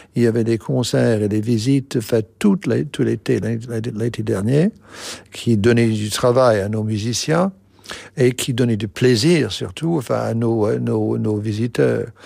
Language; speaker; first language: French; non-native, fluent; English